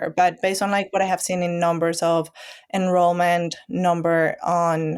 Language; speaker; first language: English; non-native, fluent; Spanish